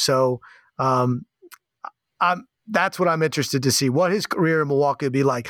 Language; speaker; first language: English; native; English